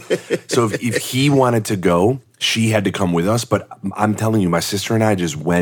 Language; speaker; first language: English; native; English